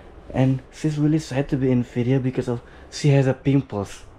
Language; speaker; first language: English; non-native, learner; Indonesian